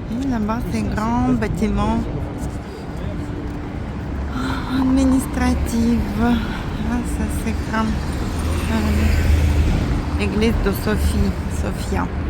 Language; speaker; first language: French; non-native, fluent; Russian